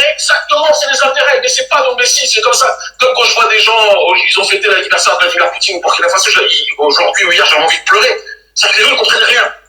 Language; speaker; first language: French; native; French